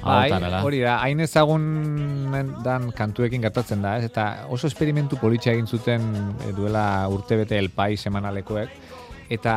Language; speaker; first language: Basque; native; Basque